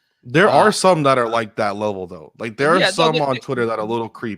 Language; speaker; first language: English; native; English